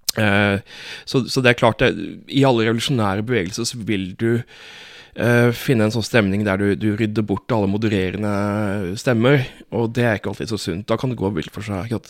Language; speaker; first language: Norwegian; native; Norwegian